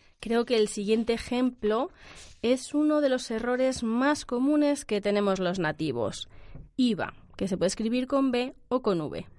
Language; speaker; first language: Spanish; native; Spanish